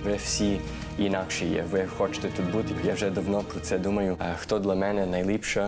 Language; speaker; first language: Ukrainian; early bilingual, heritage; Ukrainian